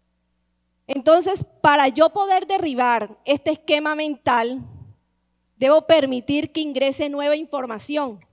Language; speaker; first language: Spanish; native; Spanish